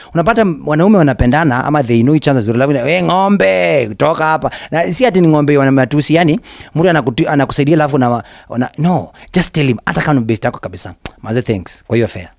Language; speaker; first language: Swahili; non-native, local second language; Luyia